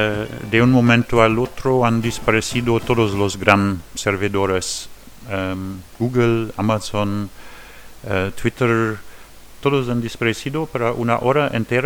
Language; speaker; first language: Spanish; non-native, learner; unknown